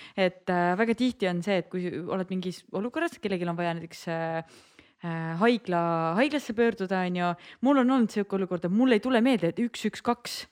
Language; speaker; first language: Estonian; native; Estonian